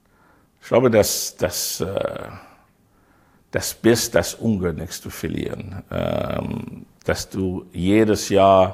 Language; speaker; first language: German; non-native, learner; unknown